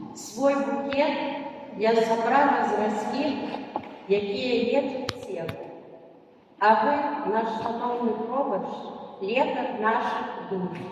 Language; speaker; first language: Belarusian; native; Belarusian